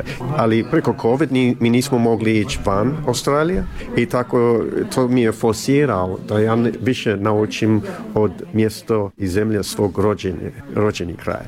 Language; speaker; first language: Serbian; early bilingual, heritage; Serbian